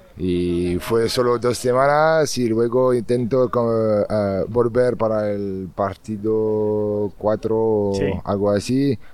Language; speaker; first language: Spanish; non-native, learner; French